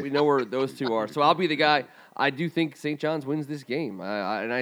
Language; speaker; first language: English; native; English